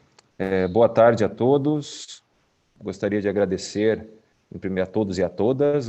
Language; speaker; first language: Portuguese; native; Portuguese